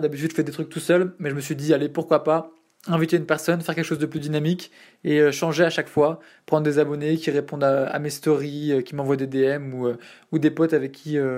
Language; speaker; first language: French; native; French